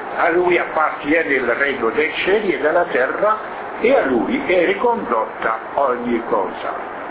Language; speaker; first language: Italian; non-native, fluent; Arabic